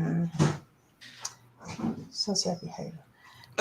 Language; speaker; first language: English; non-native, learner; Spanish